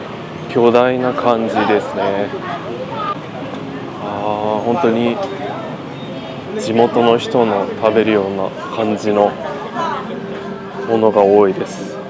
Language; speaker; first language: Japanese; native; Japanese